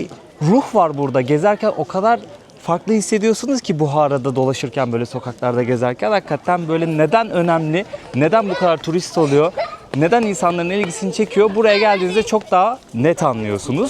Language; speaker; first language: Turkish; native; Turkish